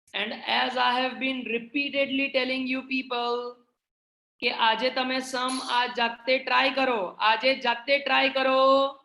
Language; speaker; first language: Hindi; non-native, local second language; Gujarati